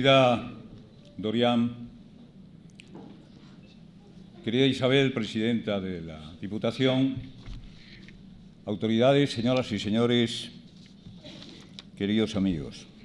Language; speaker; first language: Spanish; native; Spanish